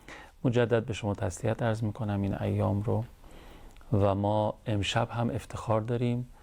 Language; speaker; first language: Persian; native; Persian